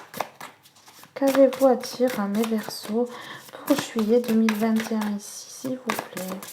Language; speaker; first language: French; native; French